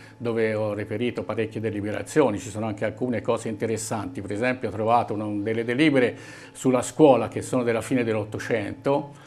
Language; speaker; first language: Italian; native; Italian